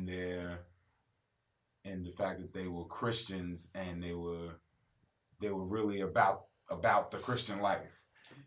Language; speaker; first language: English; native; English